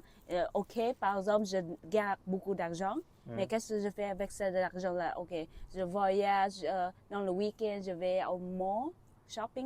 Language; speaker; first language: French; non-native, learner; Vietnamese